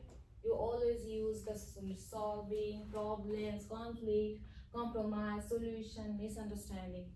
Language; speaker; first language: English; non-native, fluent; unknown